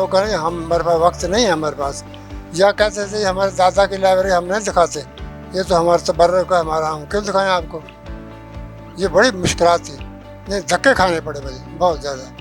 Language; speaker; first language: Urdu; non-native, local second language; Punjabi